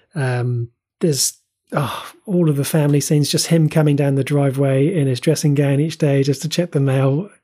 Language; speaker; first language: English; native; English